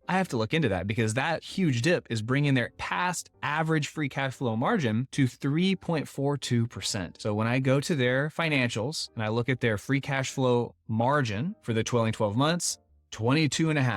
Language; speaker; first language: English; native; English